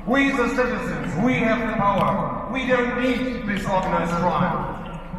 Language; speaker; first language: English; non-native, fluent; German